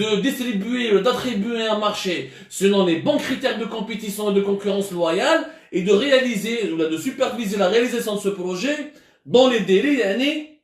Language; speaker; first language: French; non-native, local second language; Arabic